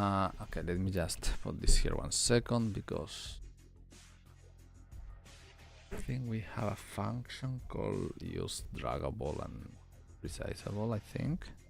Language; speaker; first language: English; non-native, fluent; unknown